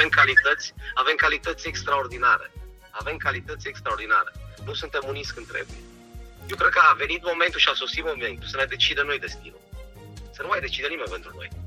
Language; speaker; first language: Romanian; native; Romanian